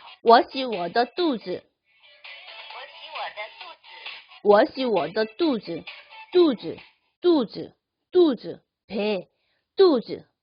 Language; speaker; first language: Chinese; non-native, learner; Korean